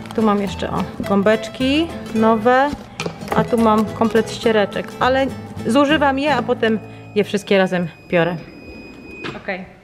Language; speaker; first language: Polish; native; Polish